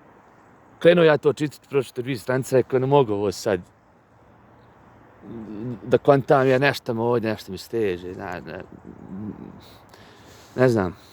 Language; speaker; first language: Bosnian; native; Bosnian